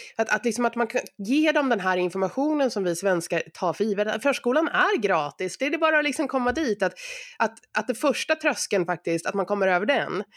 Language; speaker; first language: Swedish; native; Swedish